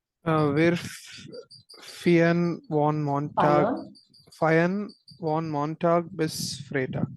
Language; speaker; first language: German; non-native, learner; Malayalam